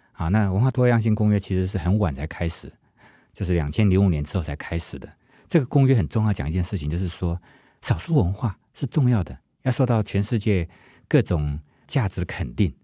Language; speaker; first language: Chinese; non-native, local second language; Hakka Chinese